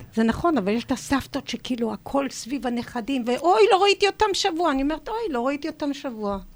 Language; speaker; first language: Hebrew; early bilingual, other home language; English